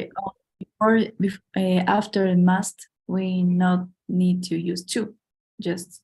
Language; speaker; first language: English; non-native, learner; Spanish